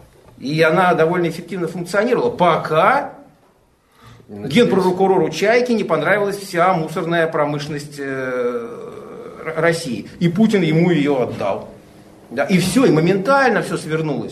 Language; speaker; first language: Russian; native; Russian